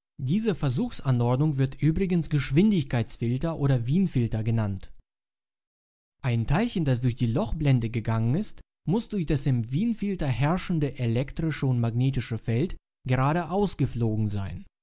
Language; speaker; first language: German; native; German